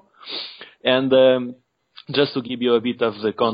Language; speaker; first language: English; non-native, fluent; Portuguese